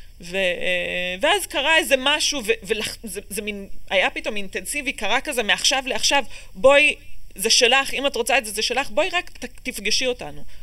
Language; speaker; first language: Hebrew; native; Hebrew